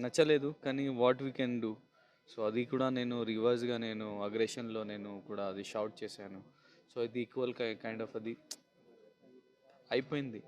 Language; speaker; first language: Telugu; non-native, local second language; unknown